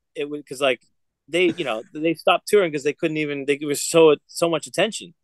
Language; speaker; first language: English; native; English